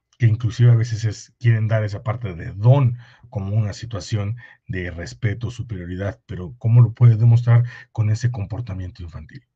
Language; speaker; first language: Spanish; native; Spanish